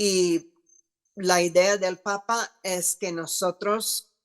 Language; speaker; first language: Spanish; non-native, fluent; English